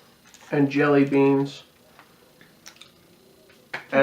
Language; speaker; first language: English; native; English